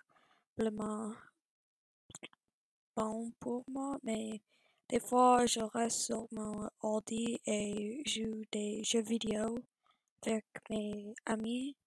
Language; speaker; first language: French; non-native, learner; English